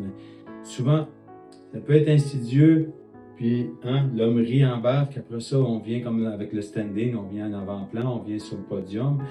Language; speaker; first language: French; native; French